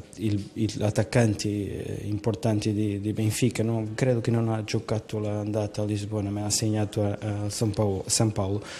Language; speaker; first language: Italian; non-native, learner; Portuguese